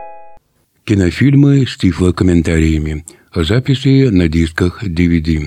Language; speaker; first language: Russian; native; Russian